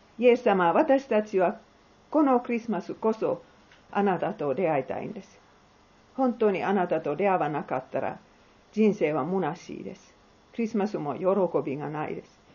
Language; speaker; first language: Japanese; non-native, fluent; Finnish